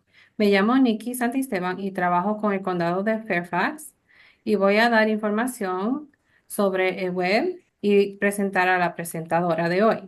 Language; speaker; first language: Spanish; early bilingual, heritage; Spanish